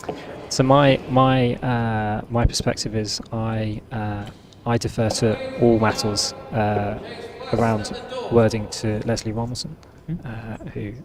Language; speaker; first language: English; native; English